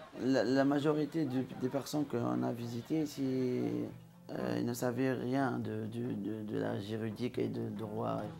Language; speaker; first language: French; non-native, local second language; Arabic